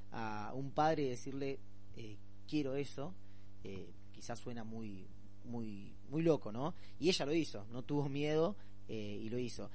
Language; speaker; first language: Spanish; native; Spanish